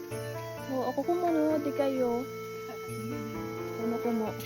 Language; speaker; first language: Japanese; non-native, learner; Filipino